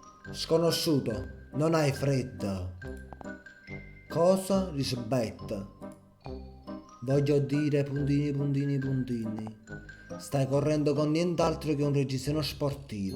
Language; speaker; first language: Italian; native; Italian